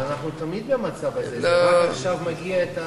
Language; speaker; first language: Hebrew; non-native, fluent; English